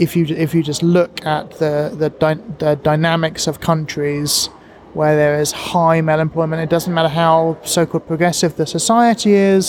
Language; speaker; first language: English; native; English